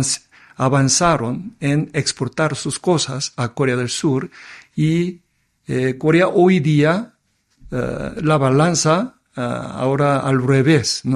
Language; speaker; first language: Spanish; non-native, fluent; Korean